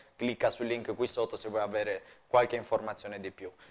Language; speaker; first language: Italian; native; Italian